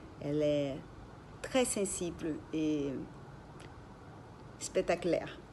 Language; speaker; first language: French; non-native, learner; Portuguese